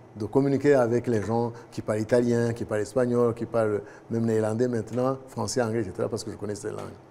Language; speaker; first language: French; non-native, local second language; Kinyarwanda